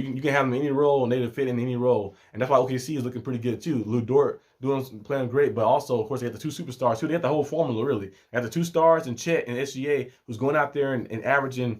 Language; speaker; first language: English; native; English